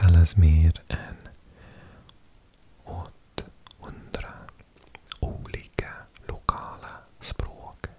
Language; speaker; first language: Swedish; non-native, learner; English